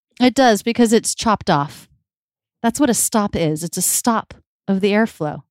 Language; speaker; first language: English; native; English